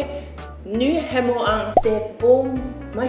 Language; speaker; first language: French; non-native, learner; Chinese